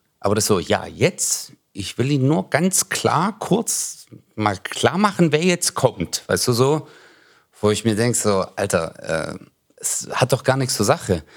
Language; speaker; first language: German; early bilingual, other home language; Turkish